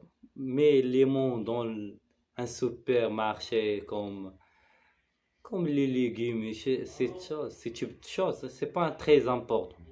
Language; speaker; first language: French; non-native, learner; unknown